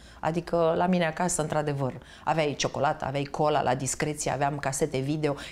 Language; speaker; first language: Romanian; native; Romanian